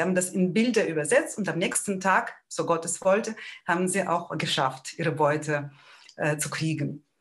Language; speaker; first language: German; non-native, fluent; Ukrainian